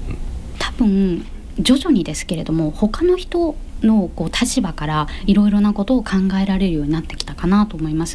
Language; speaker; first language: Japanese; native; Japanese